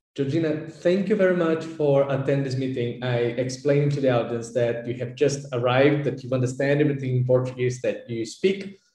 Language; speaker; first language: English; non-native, fluent; Portuguese